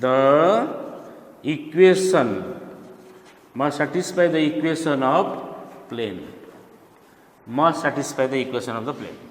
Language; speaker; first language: English; non-native, local second language; Odia